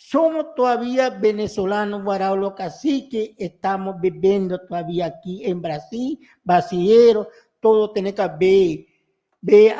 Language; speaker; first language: Spanish; non-native, local second language; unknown